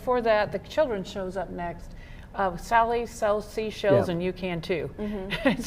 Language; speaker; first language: English; native; English